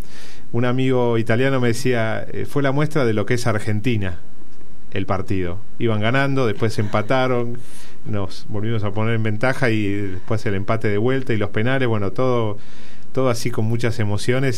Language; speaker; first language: Spanish; native; Spanish